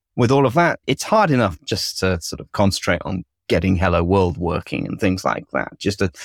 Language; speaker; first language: English; native; English